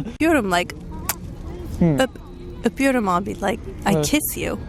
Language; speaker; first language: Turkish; non-native, learner; English